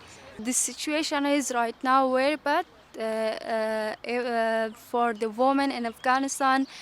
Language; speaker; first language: English; non-native, learner; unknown